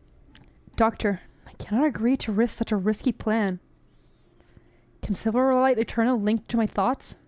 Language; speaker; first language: English; native; English